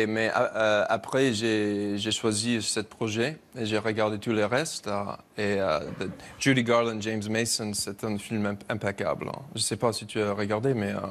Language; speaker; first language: French; non-native, learner; English